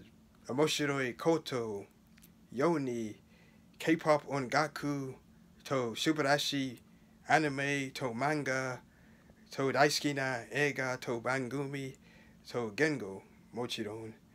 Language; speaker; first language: Japanese; non-native, learner; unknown